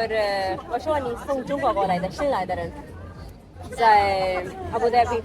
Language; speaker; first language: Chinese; non-native, fluent; Urdu